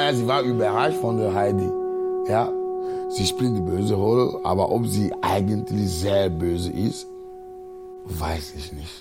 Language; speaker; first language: German; non-native, fluent; Ewe